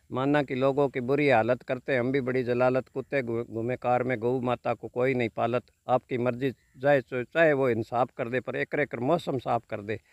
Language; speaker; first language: Hindi; native; Hindi